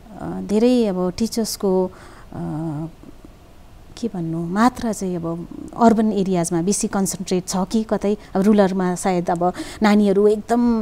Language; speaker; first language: Nepali; native; Nepali